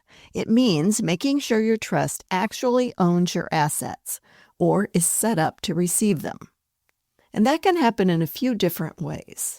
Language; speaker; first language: English; native; English